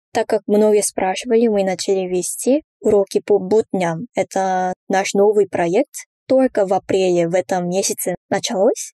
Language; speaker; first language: Russian; non-native, fluent; Korean